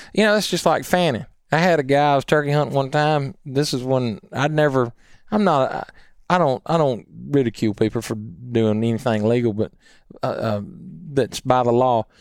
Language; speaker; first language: English; native; English